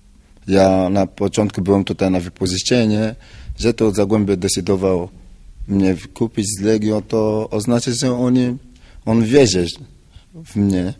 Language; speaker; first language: Polish; non-native, learner; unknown